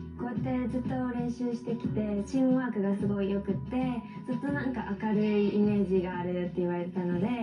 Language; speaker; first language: Japanese; native; Japanese